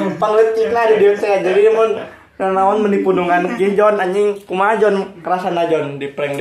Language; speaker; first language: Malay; non-native, local second language; Sundanese